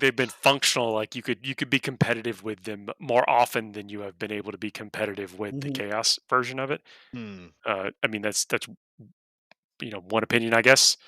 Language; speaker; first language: English; native; English